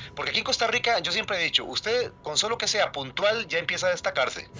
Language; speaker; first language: Spanish; native; Spanish